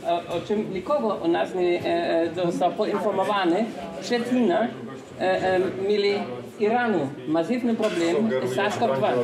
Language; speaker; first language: Polish; non-native, fluent; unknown